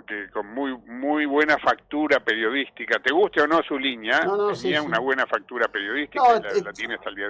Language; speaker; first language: Spanish; native; Spanish